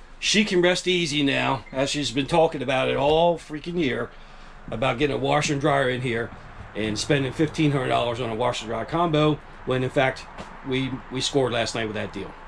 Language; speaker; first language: English; native; English